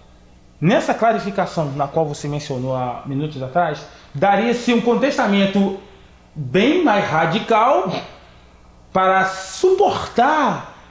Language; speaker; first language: Portuguese; native; Portuguese